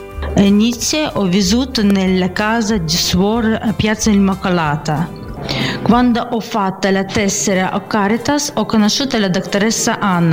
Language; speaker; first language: Italian; non-native, learner; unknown